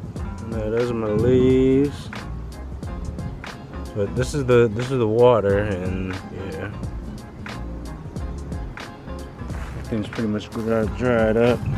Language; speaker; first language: English; native; English